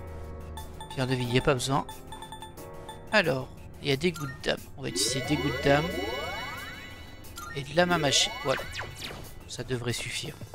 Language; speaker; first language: French; native; French